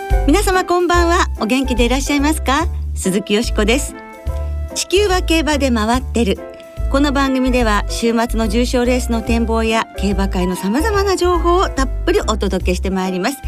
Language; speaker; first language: Japanese; native; Japanese